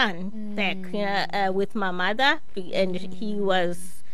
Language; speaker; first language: English; non-native, fluent; Xhosa